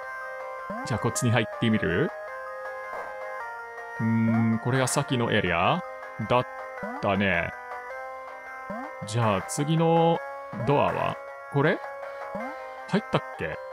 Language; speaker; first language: Japanese; non-native, fluent; English